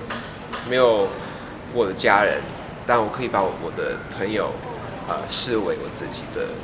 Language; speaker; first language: Chinese; non-native, fluent; English